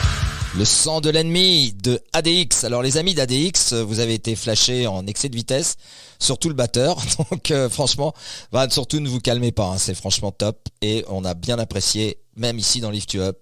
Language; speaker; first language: French; native; French